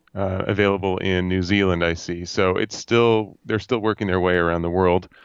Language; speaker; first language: English; native; English